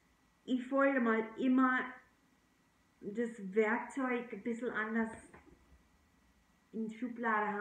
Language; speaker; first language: German; non-native, fluent; English